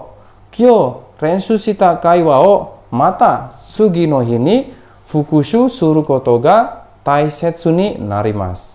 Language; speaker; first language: Japanese; non-native, fluent; Indonesian